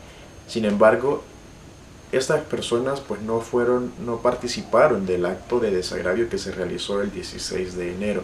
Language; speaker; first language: Spanish; native; Spanish